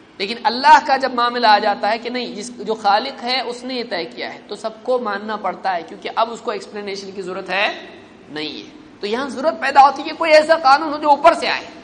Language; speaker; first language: Urdu; native; Urdu